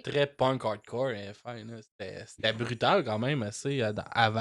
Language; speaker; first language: French; native; French